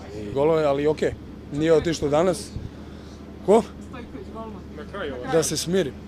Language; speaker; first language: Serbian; early bilingual, heritage; German